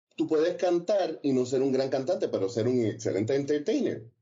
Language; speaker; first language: Spanish; native; Spanish